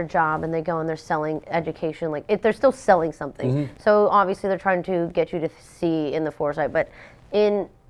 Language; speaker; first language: English; native; English